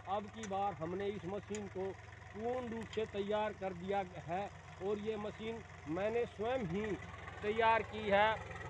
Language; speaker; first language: Hindi; native; Hindi